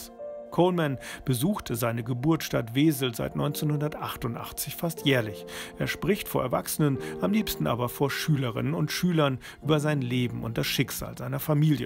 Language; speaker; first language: German; native; German